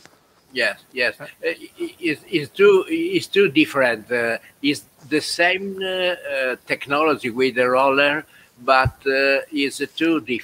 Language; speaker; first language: English; non-native, learner; Italian